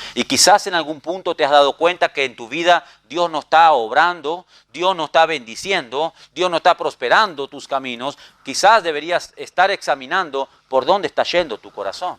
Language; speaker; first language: Spanish; native; Spanish